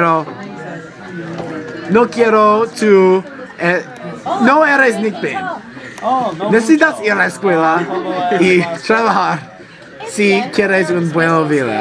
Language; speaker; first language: Spanish; non-native, learner; English